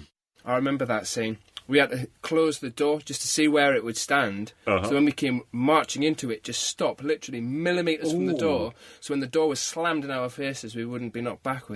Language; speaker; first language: English; native; English